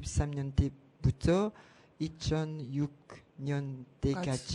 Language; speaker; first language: Korean; non-native, learner; French